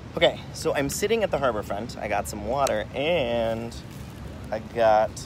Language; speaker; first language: English; native; English